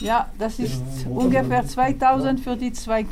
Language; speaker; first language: German; non-native, local second language; French